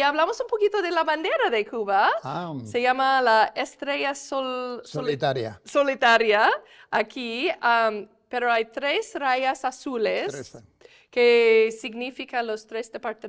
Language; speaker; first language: Spanish; non-native, fluent; English